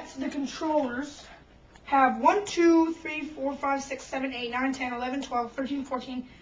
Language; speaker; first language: English; native; English